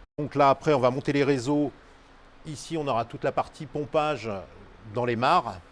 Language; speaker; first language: French; native; French